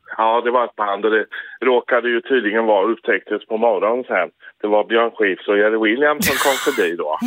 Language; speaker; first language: Swedish; native; Swedish